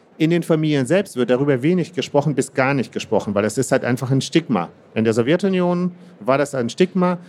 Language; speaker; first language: German; early bilingual, other home language; Russian